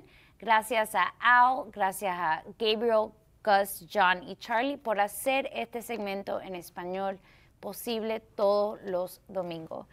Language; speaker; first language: Spanish; early bilingual, heritage; Spanish